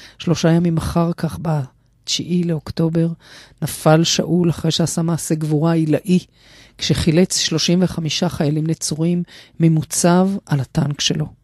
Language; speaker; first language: Hebrew; native; Hebrew